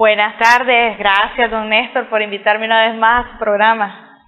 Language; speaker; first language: Spanish; native; Spanish